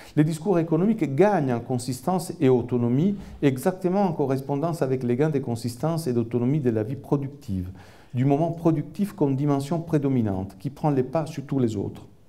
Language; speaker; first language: French; non-native, fluent; Italian